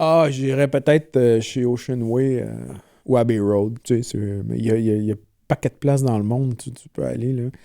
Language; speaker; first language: French; native; French